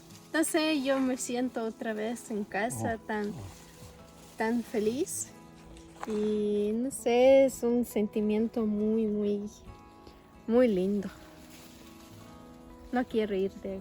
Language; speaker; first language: Spanish; non-native, local second language; Russian